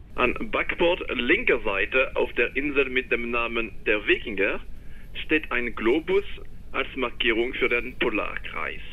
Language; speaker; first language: German; non-native, learner; Norwegian